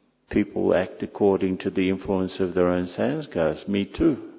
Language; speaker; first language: English; native; English